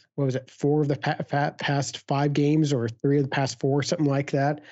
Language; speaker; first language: English; native; English